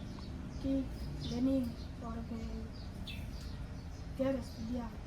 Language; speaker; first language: Spanish; non-native, learner; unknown